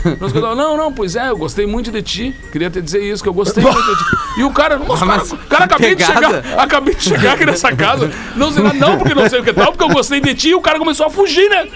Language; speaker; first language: Portuguese; native; Portuguese